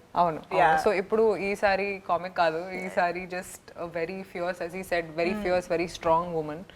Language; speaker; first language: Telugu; non-native, local second language; Hindi